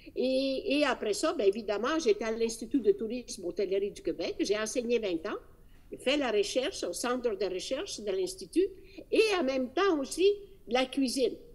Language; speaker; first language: French; non-native, fluent; Italian